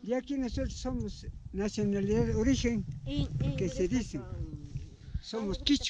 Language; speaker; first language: Spanish; non-native, local second language; Quechua